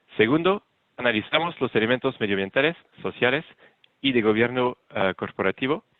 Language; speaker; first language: Spanish; non-native, fluent; French